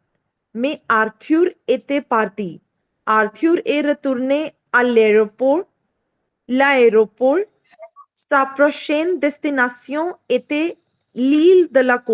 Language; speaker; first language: French; non-native, learner; Hindi